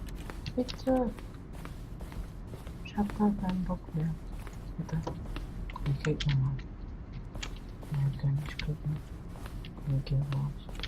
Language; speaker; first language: German; non-native, local second language; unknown